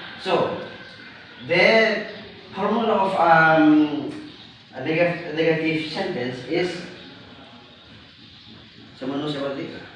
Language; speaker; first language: English; non-native, learner; Indonesian